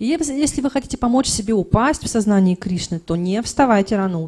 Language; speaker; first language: Russian; native; Russian